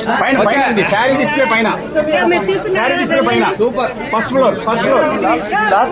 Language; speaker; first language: Telugu; native; Telugu